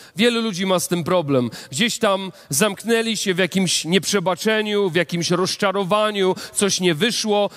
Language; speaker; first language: Polish; native; Polish